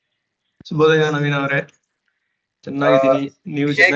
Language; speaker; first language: Kannada; non-native, learner; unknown